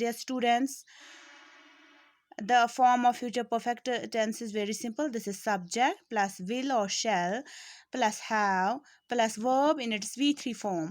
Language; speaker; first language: English; non-native, local second language; Urdu